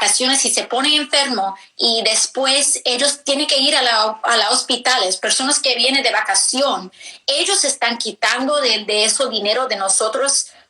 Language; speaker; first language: Spanish; early bilingual, heritage; English